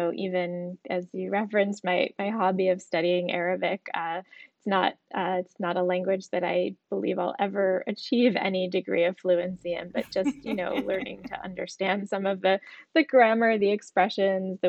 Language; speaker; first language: English; native; English